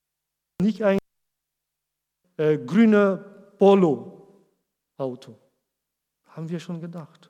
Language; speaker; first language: German; non-native, learner; Portuguese